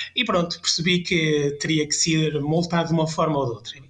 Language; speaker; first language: Portuguese; early bilingual, other home language; French